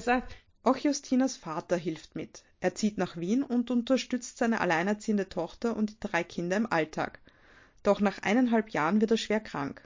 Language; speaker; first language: German; native; German